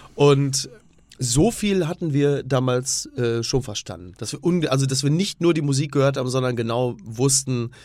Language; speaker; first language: German; native; German